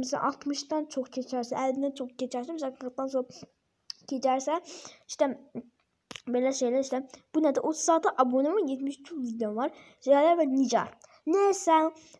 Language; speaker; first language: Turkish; non-native, learner; Azerbaijani